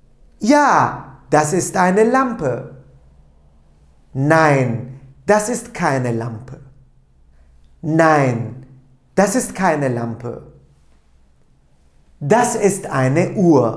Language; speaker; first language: German; non-native, fluent; Turkish